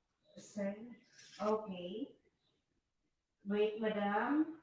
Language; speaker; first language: English; non-native, local second language; Filipino